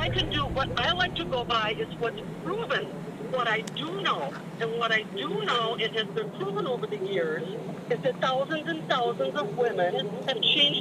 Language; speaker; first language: English; native; English